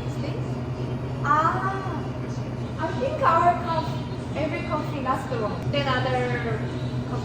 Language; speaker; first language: English; non-native, learner; Korean